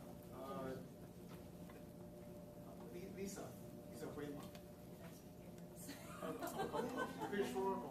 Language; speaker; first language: Chinese; non-native, learner; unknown